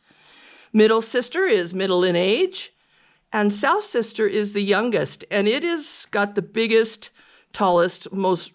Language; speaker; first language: English; native; English